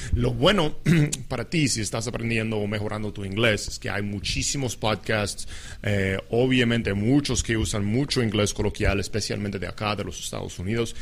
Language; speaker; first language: Spanish; non-native, fluent; English